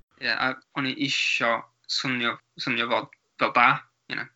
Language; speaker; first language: Welsh; non-native, learner; English